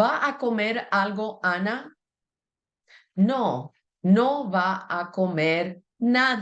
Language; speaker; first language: Spanish; non-native, fluent; English